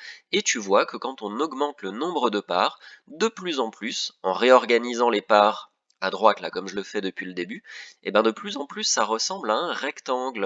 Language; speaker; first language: French; native; French